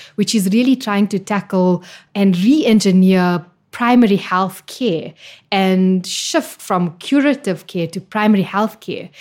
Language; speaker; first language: English; native; English